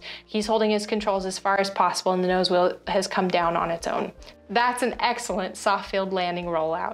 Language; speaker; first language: English; native; English